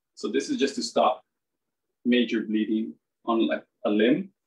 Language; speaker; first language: English; native; English